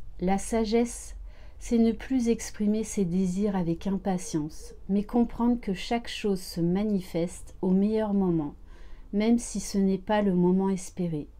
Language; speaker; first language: French; native; French